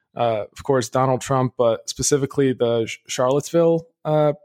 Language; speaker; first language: English; early bilingual, other home language; Arabic